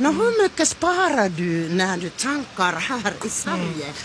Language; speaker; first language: Swedish; non-native, fluent; Finnish